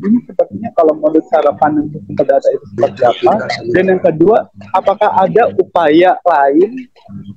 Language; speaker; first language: Indonesian; native; Indonesian